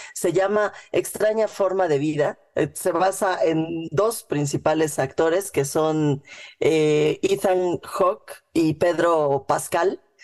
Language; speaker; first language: Spanish; native; Spanish